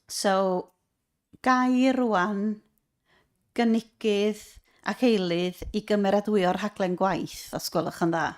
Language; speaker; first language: Welsh; native; Welsh